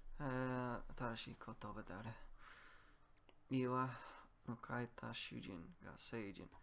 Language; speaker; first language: Japanese; non-native, learner; Polish